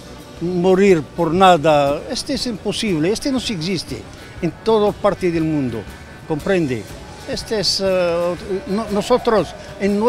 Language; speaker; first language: Spanish; non-native, learner; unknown